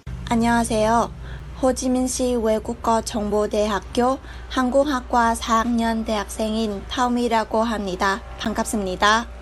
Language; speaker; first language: Korean; non-native, learner; Vietnamese